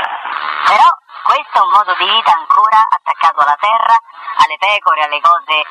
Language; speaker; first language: Italian; native; Italian